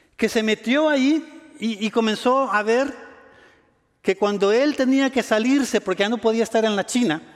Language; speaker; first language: Spanish; native; Spanish